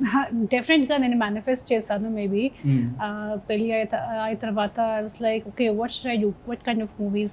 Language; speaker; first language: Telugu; non-native, local second language; Hindi